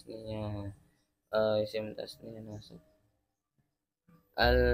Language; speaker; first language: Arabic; non-native, fluent; Javanese